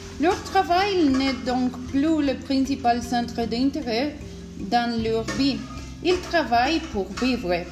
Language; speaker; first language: French; non-native, learner; Spanish